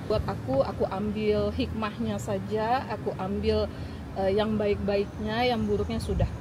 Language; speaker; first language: Indonesian; native; Indonesian